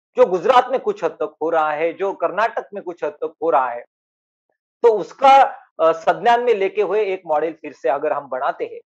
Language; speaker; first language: Hindi; non-native, local second language; Marathi